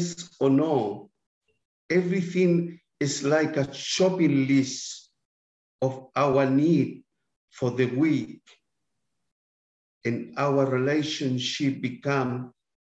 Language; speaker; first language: English; non-native, fluent; Spanish